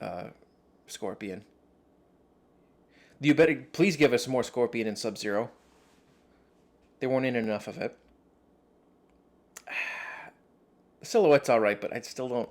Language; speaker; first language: English; native; English